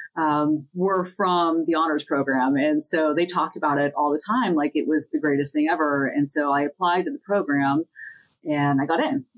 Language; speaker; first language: English; native; English